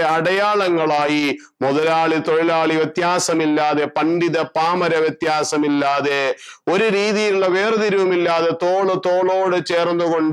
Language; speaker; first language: Malayalam; native; Malayalam